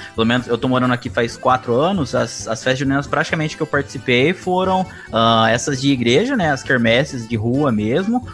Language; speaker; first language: Portuguese; native; Portuguese